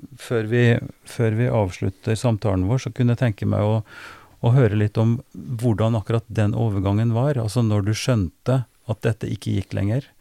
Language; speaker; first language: Norwegian; native; Norwegian